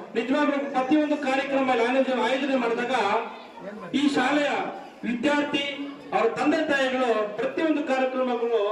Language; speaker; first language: Kannada; non-native, local second language; Urdu